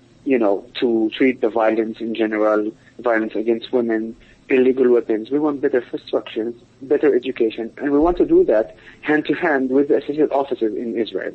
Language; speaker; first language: English; non-native, fluent; Arabic